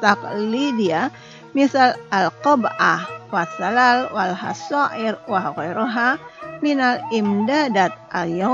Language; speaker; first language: Arabic; non-native, fluent; Indonesian